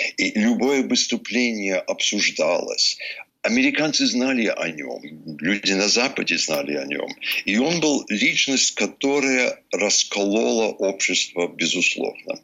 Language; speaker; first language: Russian; early bilingual, heritage; English